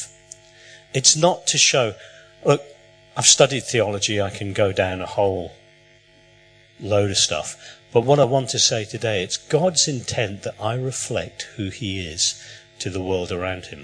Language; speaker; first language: English; native; English